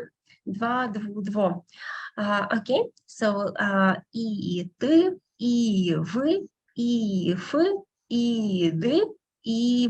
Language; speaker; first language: Russian; non-native, fluent; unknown